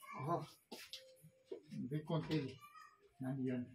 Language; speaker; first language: Filipino; non-native, learner; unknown